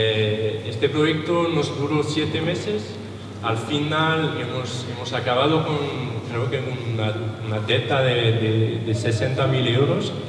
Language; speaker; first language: Spanish; non-native, learner; French